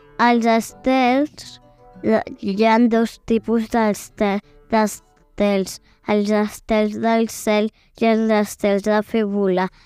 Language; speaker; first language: Catalan; non-native, local second language; Spanish